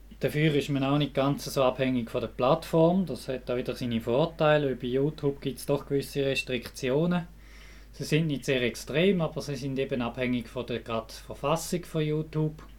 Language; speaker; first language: German; native; German